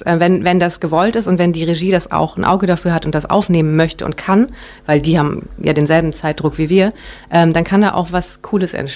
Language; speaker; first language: German; early bilingual, other home language; Japanese